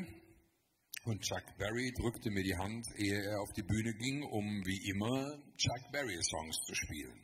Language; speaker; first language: German; native; German